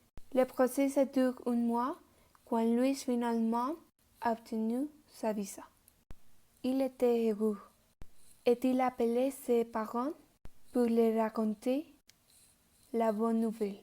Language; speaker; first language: French; non-native, learner; Spanish